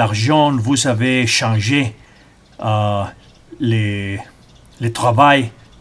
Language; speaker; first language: French; non-native, learner; Spanish